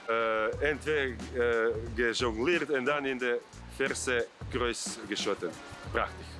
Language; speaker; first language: Dutch; non-native, learner; Croatian